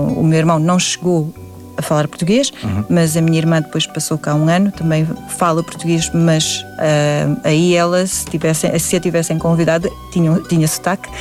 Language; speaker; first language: Portuguese; early bilingual, other home language; Indonesian